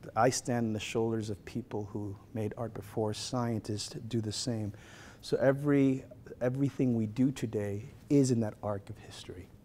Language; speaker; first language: English; native; English